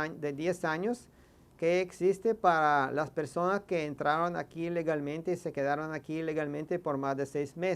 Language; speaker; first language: Spanish; non-native, fluent; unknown